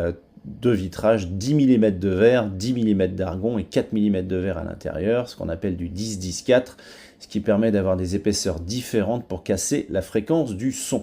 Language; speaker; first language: French; native; French